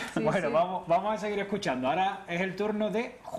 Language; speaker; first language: Spanish; native; Spanish